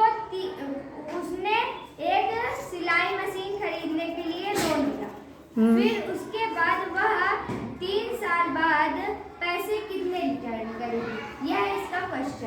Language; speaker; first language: Hindi; native; Hindi